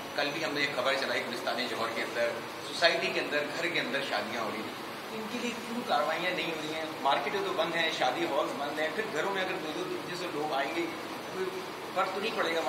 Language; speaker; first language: Urdu; native; Urdu